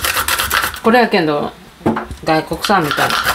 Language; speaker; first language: Japanese; native; Japanese